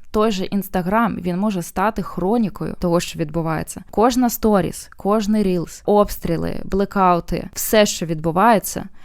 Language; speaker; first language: Ukrainian; non-native, local second language; Russian